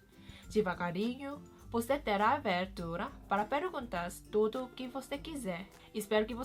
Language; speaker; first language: Portuguese; non-native, fluent; Korean